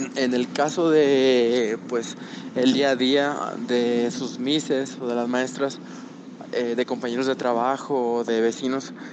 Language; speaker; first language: Spanish; native; Spanish